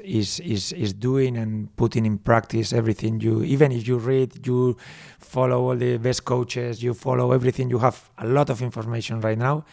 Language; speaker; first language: English; non-native, fluent; Spanish